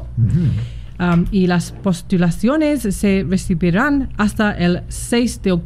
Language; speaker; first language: Spanish; non-native, learner; English